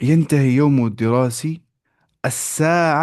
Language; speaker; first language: Arabic; non-native, fluent; Urdu